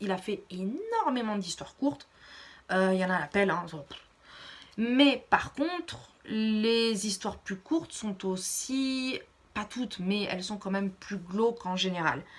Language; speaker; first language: French; native; French